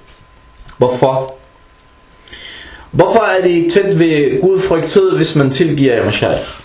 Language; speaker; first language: Danish; early bilingual, other home language; Arabic